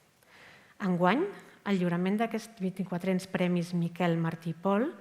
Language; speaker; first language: Catalan; native; Catalan